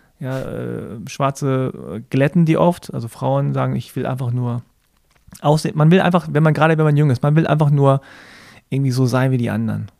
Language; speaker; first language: German; native; German